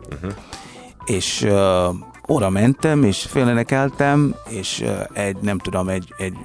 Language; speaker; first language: Hungarian; non-native, fluent; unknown